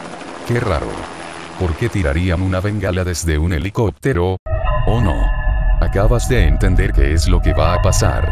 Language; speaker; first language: Spanish; native; Spanish